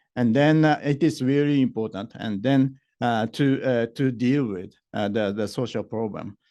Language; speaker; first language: English; non-native, fluent; Japanese